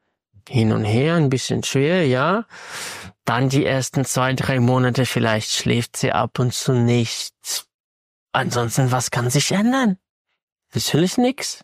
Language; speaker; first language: German; non-native, fluent; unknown